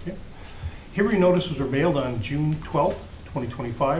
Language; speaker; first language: English; native; English